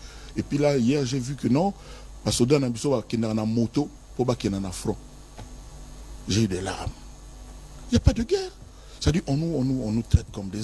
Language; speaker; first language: French; non-native, local second language; Lingala